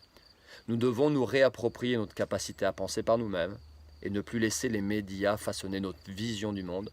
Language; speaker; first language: French; native; French